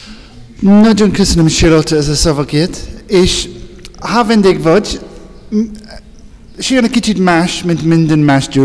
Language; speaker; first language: Hungarian; non-native, learner; English